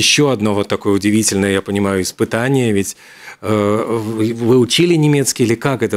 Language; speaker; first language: Russian; native; Russian